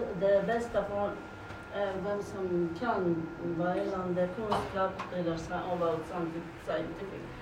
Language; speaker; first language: Swedish; non-native, learner; Arabic